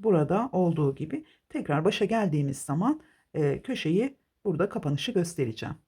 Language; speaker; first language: Turkish; native; Turkish